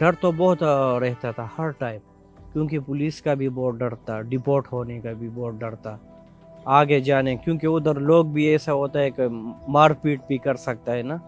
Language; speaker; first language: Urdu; non-native, local second language; Pashto